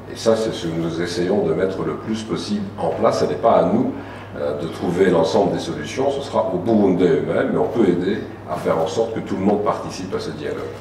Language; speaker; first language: French; native; French